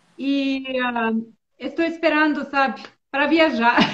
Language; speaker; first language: Portuguese; non-native, learner; Bosnian